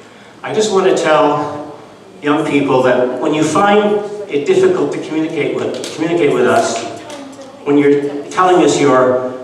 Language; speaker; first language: English; native; English